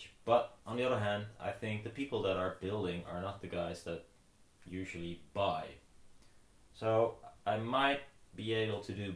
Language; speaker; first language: English; non-native, fluent; Dutch